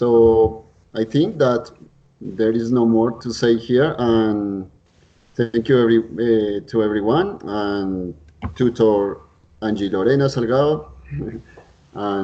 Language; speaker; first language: English; non-native, learner; Spanish